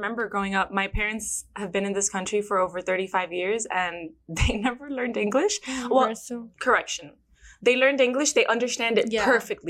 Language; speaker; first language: English; early bilingual, other home language; Spanish